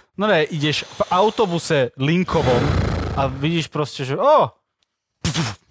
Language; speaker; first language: Slovak; native; Slovak